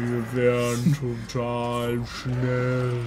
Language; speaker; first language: German; native; German